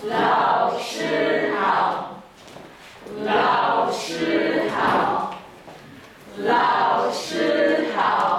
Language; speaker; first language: Chinese; non-native, learner; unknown